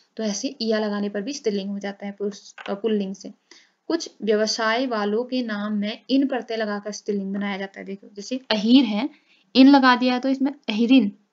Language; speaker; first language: Hindi; native; Hindi